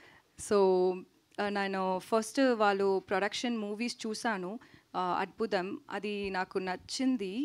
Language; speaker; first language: Telugu; non-native, learner; Tamil